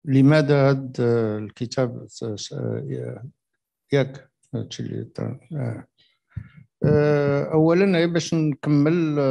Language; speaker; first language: Arabic; native; Arabic